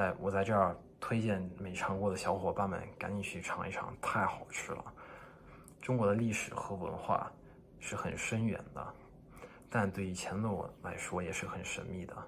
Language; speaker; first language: Chinese; non-native, fluent; English